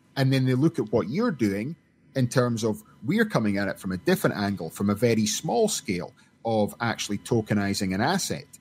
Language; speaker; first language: English; native; English